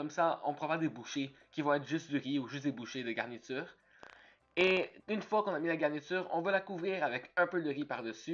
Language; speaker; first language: French; native; French